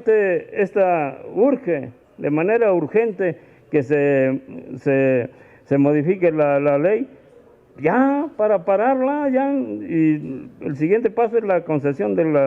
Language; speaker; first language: Spanish; native; Spanish